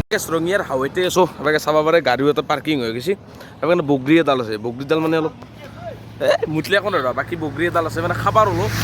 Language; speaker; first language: Assamese; native; Assamese